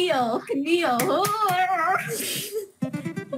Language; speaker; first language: Chinese; early bilingual, heritage; Chinese